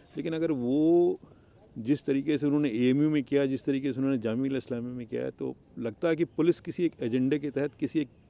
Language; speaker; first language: Hindi; native; Hindi